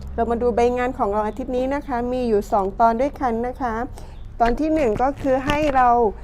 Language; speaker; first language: Thai; non-native, local second language; Pattani Malay